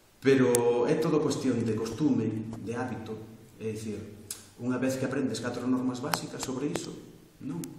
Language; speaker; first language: Galician; non-native, local second language; Spanish